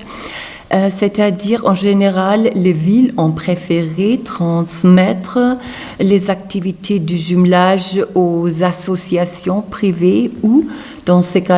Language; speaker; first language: French; non-native, fluent; German